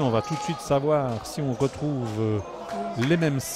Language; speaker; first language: French; native; French